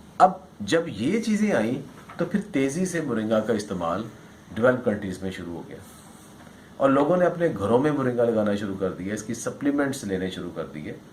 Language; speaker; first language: Urdu; non-native, local second language; Punjabi